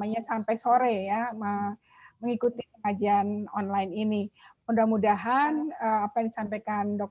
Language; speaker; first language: Indonesian; native; Indonesian